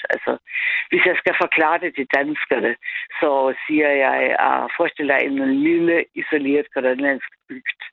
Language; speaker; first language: Danish; non-native, fluent; German